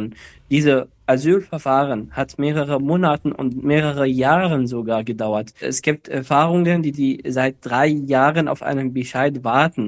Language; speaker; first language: German; non-native, fluent; Arabic